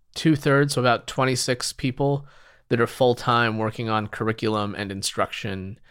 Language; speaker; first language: English; native; English